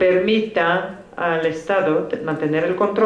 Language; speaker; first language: Spanish; native; Spanish